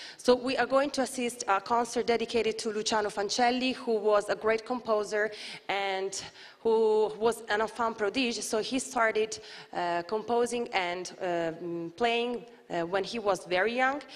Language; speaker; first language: English; non-native, fluent; Italian